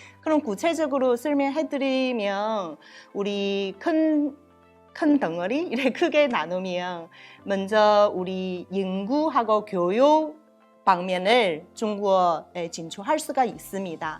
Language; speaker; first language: Korean; non-native, learner; Chinese